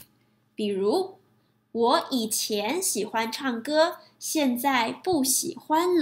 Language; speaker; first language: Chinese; non-native, fluent; English